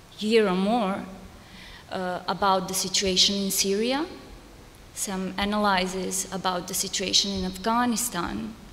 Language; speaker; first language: English; non-native, fluent; Serbian